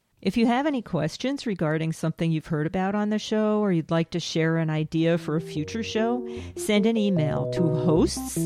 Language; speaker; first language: English; native; English